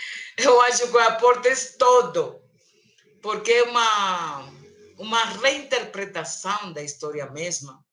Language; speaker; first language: Portuguese; non-native, learner; Spanish